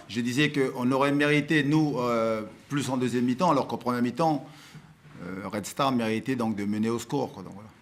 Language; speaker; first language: French; native; French